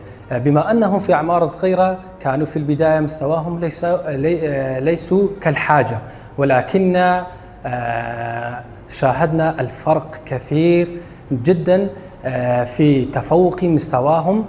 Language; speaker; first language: Arabic; non-native, local second language; Kurdish